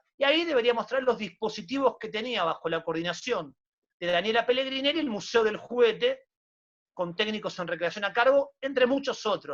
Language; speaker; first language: Spanish; native; Spanish